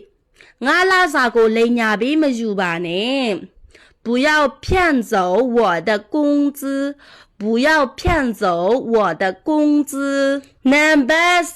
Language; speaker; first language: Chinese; non-native, fluent; Burmese